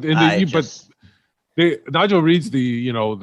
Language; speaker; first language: English; native; English